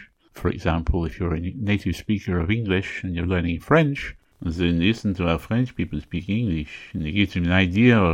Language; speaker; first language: English; native; English